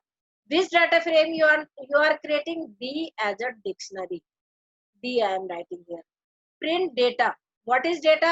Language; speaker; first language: English; non-native, local second language; Hindi